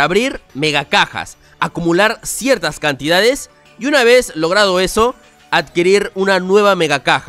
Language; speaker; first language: Spanish; native; Spanish